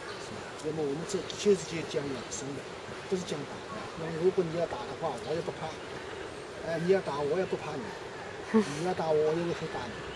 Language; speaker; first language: Chinese; native; Chinese